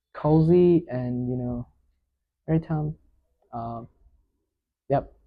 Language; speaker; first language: English; non-native, learner; Vietnamese